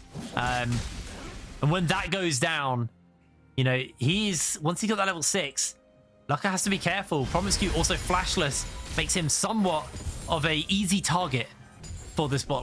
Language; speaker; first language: English; native; English